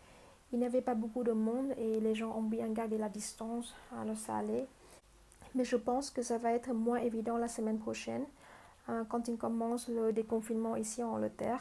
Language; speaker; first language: French; non-native, fluent; Vietnamese